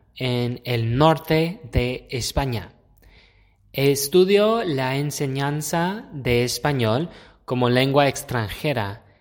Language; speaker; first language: Spanish; non-native, fluent; English